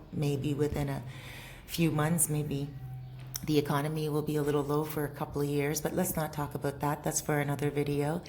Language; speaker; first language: English; native; English